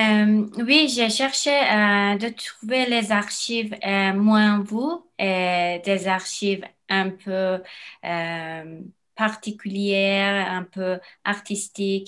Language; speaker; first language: French; non-native, learner; Persian